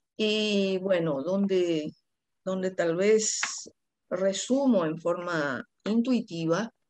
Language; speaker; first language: Spanish; non-native, local second language; Guarani